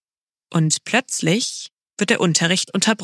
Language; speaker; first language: German; native; German